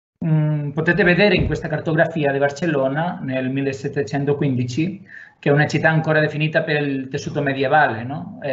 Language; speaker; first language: Italian; non-native, fluent; Catalan